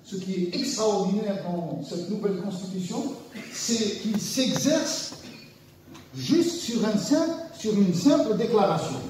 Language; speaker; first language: French; non-native, local second language; Arabic